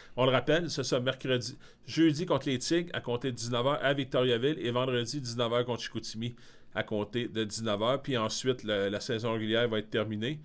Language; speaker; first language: French; native; French